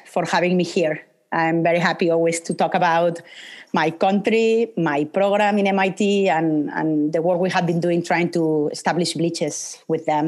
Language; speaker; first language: English; non-native, fluent; Spanish